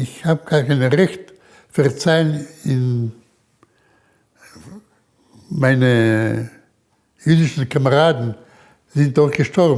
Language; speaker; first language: German; early bilingual, heritage; German